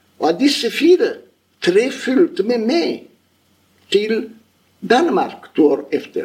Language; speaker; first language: Norwegian; non-native, fluent; Italian